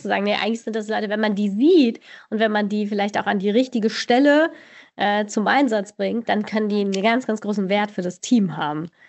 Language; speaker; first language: German; native; German